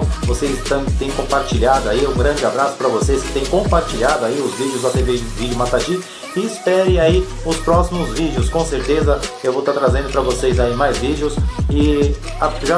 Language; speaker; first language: Portuguese; native; Portuguese